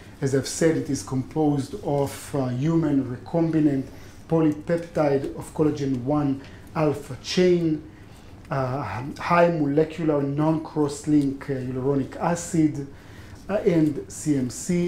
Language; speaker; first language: English; non-native, fluent; Hebrew